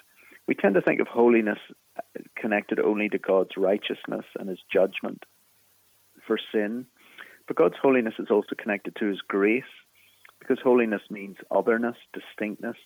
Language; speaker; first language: English; native; English